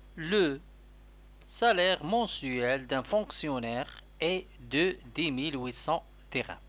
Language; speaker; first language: French; non-native, local second language; Arabic